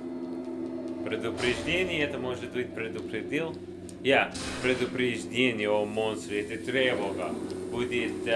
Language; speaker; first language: Russian; non-native, learner; English